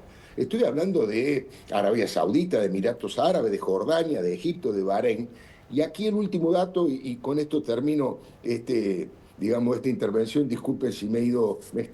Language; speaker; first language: Spanish; native; Spanish